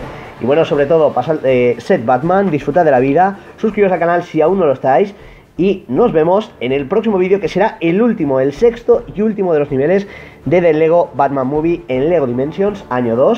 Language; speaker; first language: Spanish; native; Spanish